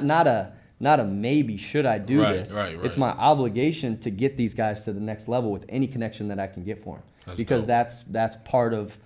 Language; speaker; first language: English; native; English